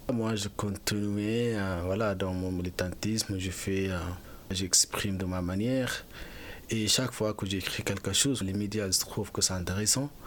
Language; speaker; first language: French; non-native, fluent; Arabic